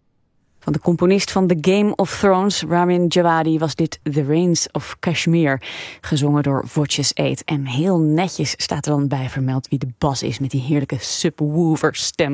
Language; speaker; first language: Dutch; native; Dutch